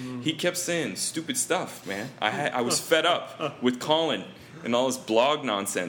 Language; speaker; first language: English; native; English